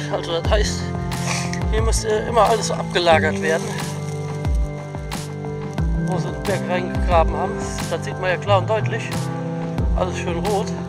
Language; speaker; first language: German; native; German